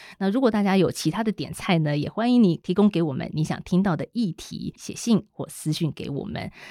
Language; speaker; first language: Chinese; native; Chinese